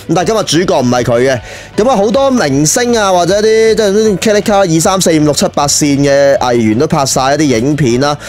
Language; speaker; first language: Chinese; non-native, local second language; Cantonese